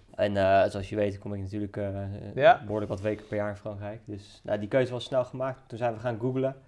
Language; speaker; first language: Dutch; native; Dutch